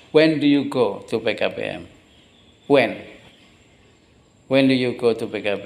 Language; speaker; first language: English; non-native, learner; Indonesian